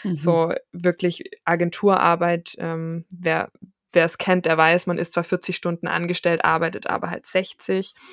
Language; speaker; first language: German; native; German